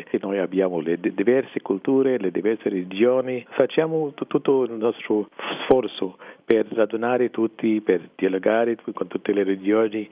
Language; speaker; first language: Italian; non-native, fluent; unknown